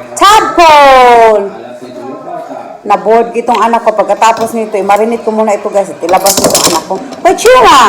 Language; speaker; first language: Filipino; non-native, local second language; Cebuano